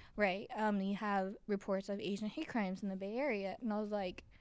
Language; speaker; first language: English; early bilingual, other home language; Chinese